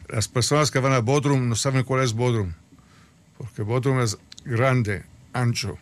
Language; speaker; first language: Spanish; early bilingual, heritage; Spanish